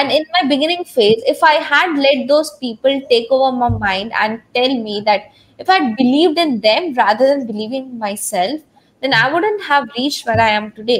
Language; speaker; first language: English; non-native, local second language; Hindi